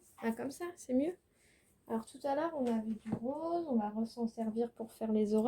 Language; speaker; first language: French; native; French